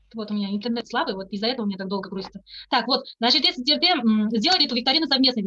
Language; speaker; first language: Russian; non-native, local second language; Kazakh